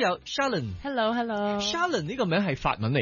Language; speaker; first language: Cantonese; native; Cantonese